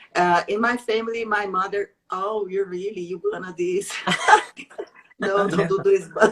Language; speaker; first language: English; non-native, learner; Portuguese